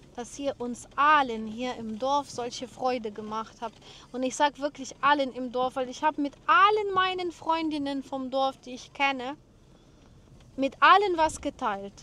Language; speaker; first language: German; non-native, fluent; Ukrainian